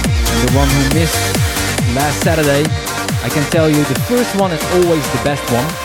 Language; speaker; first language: English; non-native, fluent; Dutch